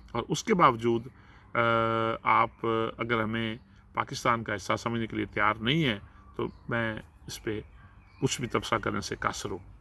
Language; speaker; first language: Urdu; non-native, local second language; Punjabi